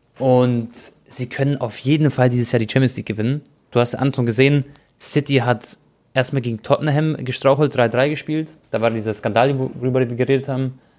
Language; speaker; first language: German; native; German